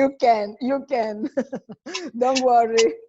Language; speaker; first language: English; non-native, fluent; Italian